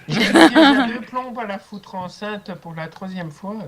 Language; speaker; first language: French; native; French